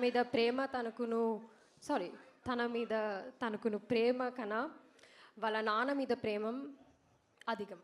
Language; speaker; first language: Telugu; non-native, learner; Malayalam